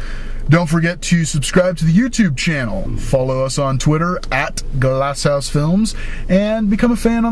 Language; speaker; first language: English; native; English